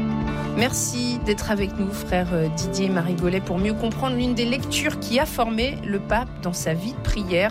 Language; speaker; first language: French; native; French